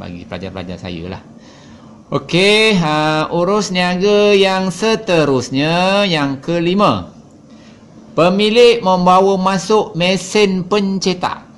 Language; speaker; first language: Malay; native; Malay